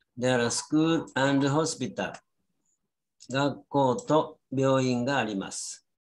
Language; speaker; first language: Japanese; native; Japanese